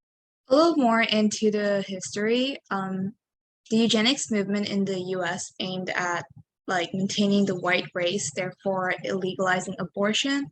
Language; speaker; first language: English; native; English